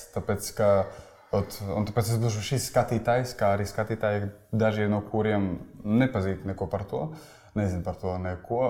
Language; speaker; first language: Latvian; non-native, local second language; Russian